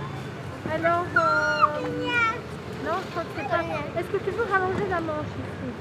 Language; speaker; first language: French; native; French